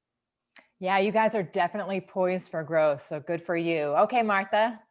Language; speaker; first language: English; native; English